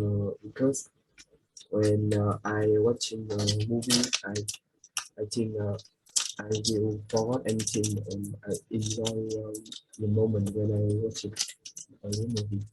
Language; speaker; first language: English; non-native, learner; Vietnamese